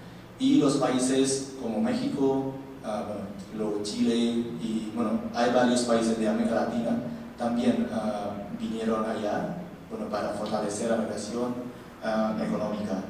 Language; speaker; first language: Spanish; non-native, learner; Indonesian